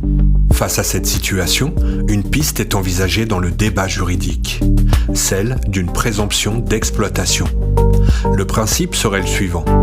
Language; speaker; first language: French; native; French